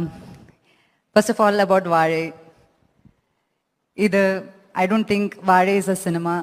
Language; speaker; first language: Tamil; non-native, local second language; Malayalam